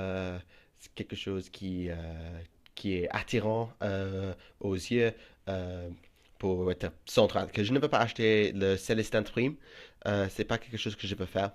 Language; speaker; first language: French; non-native, fluent; English